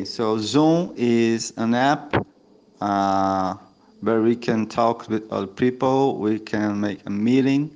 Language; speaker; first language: English; non-native, fluent; Portuguese